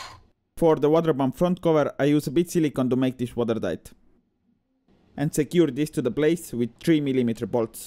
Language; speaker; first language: English; non-native, fluent; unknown